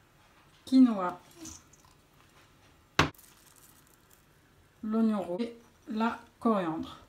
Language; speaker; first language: French; native; French